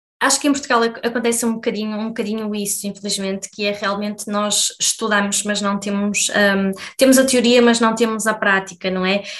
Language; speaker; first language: Portuguese; native; Portuguese